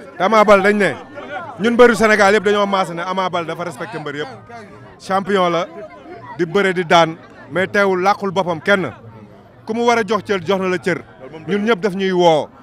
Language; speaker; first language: Wolof; native; Wolof